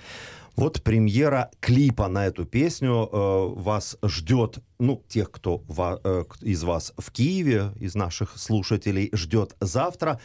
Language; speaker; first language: Russian; native; Russian